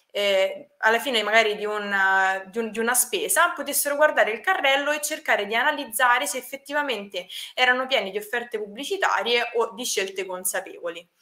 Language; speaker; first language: Italian; native; Italian